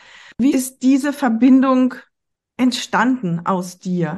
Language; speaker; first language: German; native; German